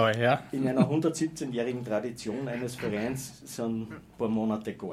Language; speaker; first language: German; native; German